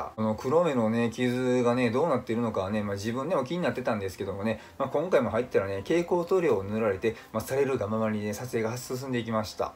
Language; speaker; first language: Japanese; native; Japanese